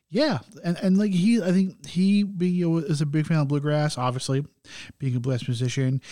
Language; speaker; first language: English; native; English